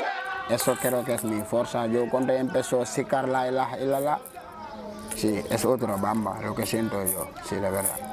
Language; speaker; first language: Spanish; non-native, learner; Wolof